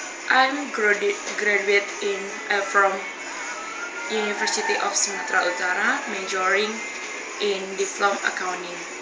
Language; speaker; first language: English; non-native, learner; Indonesian